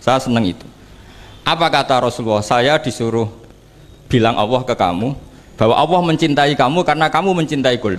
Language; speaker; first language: Indonesian; native; Indonesian